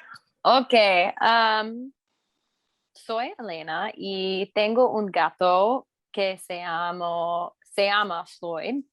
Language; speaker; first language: Spanish; non-native, learner; English